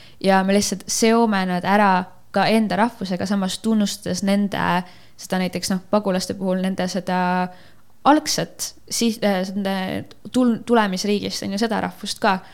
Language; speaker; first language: Estonian; native; Estonian